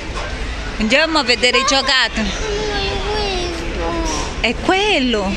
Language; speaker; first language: Italian; non-native, learner; Portuguese